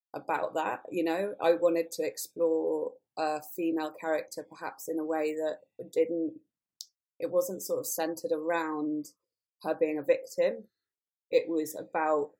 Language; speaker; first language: English; native; English